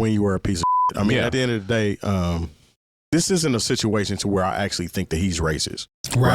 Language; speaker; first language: English; native; English